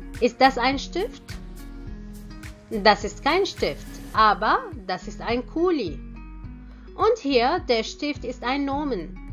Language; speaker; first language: German; non-native, fluent; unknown